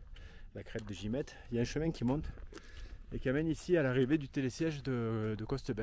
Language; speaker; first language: French; native; French